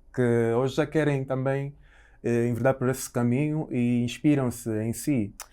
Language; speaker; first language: Portuguese; native; Portuguese